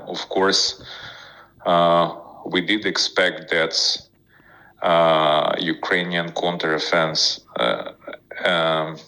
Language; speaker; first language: English; non-native, fluent; Ukrainian